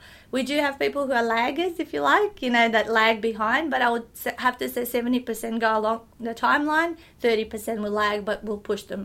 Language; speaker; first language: English; non-native, fluent; Macedonian